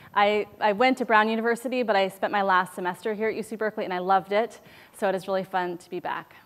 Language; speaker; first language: English; native; English